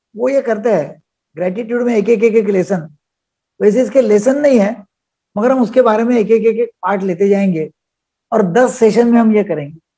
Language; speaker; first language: Hindi; non-native, local second language; Marathi